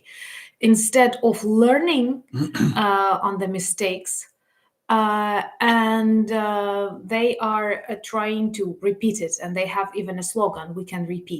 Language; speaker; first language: English; non-native, fluent; Ukrainian